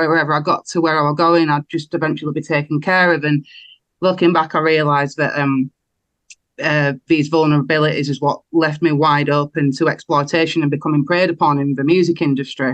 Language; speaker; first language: English; native; English